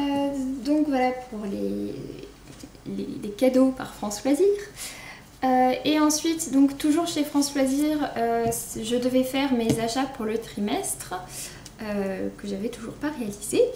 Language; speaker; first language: French; native; French